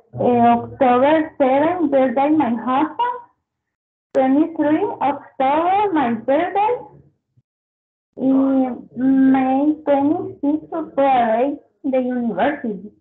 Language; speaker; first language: English; non-native, learner; Spanish